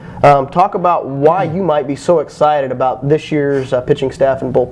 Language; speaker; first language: English; native; English